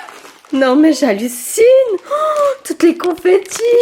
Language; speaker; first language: French; native; French